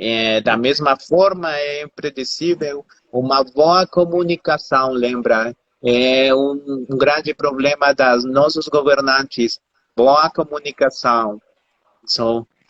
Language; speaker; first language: Portuguese; non-native, fluent; Spanish